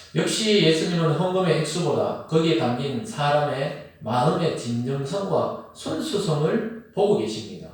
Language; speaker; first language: Korean; native; Korean